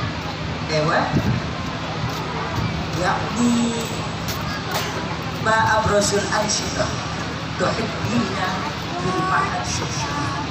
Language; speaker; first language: Arabic; non-native, fluent; Indonesian